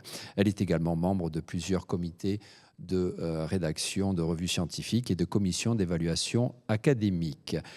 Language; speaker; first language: French; native; French